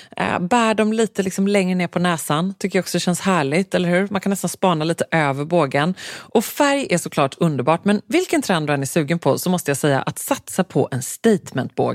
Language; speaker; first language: Swedish; native; Swedish